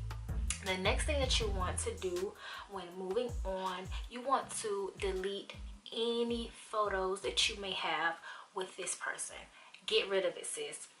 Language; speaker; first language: English; native; English